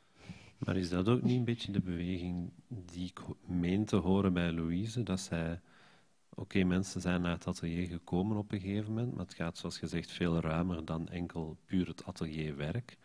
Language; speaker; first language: Dutch; native; Dutch